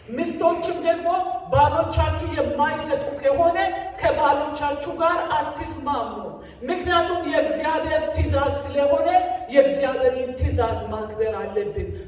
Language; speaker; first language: Amharic; native; Amharic